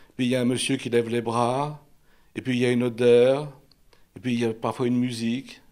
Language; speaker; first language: French; native; French